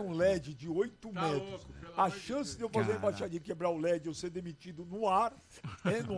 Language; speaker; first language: Portuguese; native; Portuguese